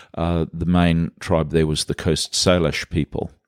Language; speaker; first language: English; native; English